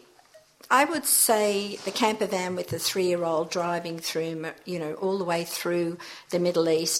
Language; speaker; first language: English; native; English